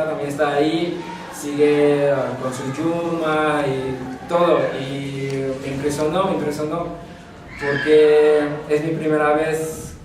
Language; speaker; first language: Spanish; non-native, fluent; Javanese